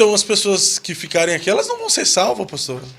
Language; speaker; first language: Portuguese; native; Portuguese